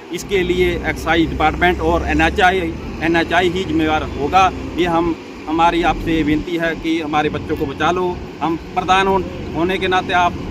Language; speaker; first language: Hindi; non-native, local second language; Punjabi